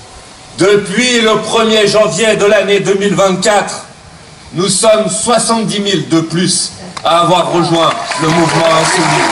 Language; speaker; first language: French; native; French